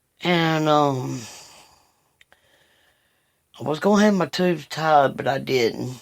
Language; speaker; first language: English; native; English